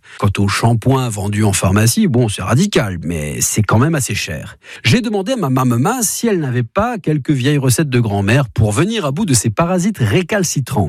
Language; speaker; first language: French; native; French